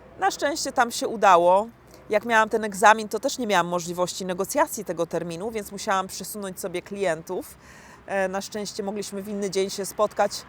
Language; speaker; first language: Polish; native; Polish